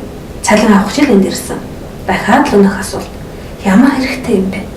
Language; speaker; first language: Mongolian; native; Mongolian